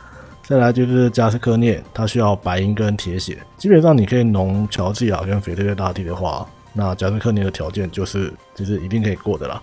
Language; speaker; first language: Chinese; native; Chinese